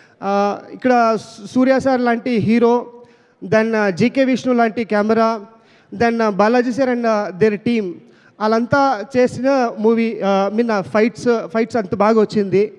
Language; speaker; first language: Telugu; non-native, learner; Kannada